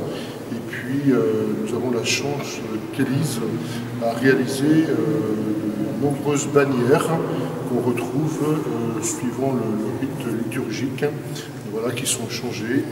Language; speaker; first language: French; native; French